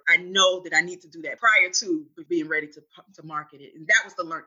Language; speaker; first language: English; native; English